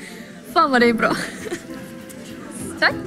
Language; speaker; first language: Swedish; early bilingual, other home language; Azerbaijani